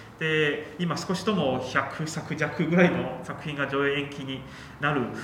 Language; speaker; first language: Japanese; non-native, fluent; Chinese